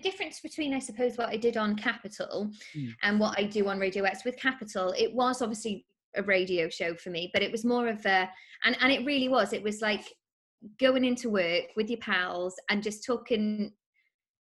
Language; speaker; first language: English; native; English